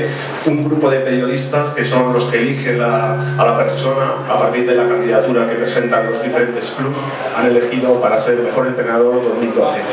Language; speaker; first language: Spanish; native; Spanish